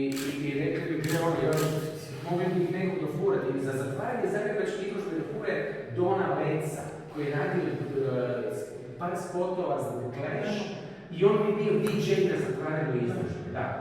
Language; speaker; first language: Croatian; native; Croatian